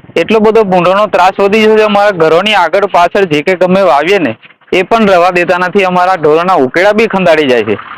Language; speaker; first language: Gujarati; native; Gujarati